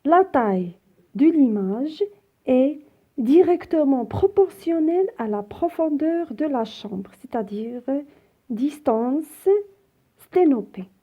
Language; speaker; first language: French; non-native, local second language; Arabic